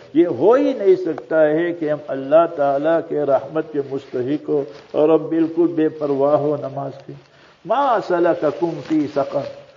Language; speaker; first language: Urdu; non-native, fluent; Memoni